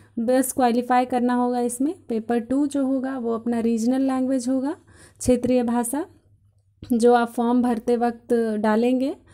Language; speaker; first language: Hindi; native; Hindi